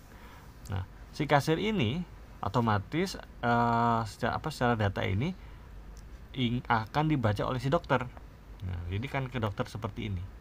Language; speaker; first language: Indonesian; native; Indonesian